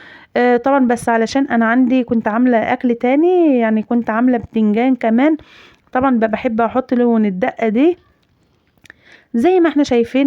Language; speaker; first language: Arabic; native; Arabic